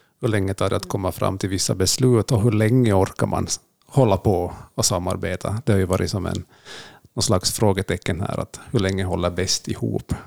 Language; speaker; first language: Swedish; native; Swedish